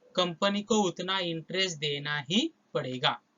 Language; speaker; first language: Hindi; non-native, local second language; Marathi